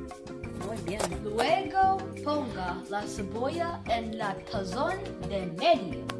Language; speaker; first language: Spanish; non-native, learner; English